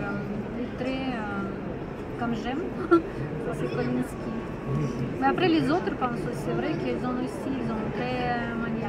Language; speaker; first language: French; non-native, fluent; Russian